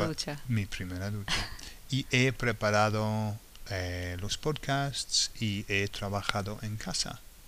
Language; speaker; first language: Spanish; non-native, fluent; English